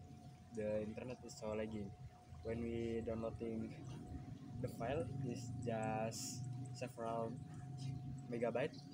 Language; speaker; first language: English; non-native, learner; Indonesian